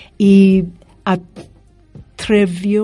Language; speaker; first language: Spanish; non-native, fluent; English